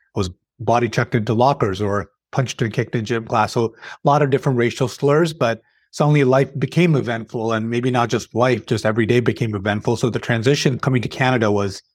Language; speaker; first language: English; early bilingual, other home language; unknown